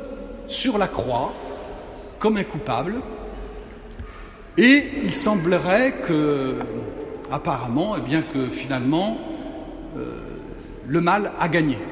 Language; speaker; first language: French; native; French